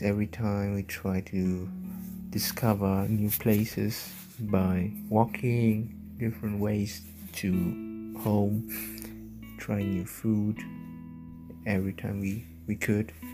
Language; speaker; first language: English; non-native, fluent; German